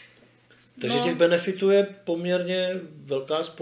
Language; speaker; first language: Czech; native; Czech